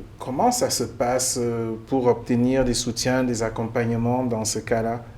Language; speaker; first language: French; native; French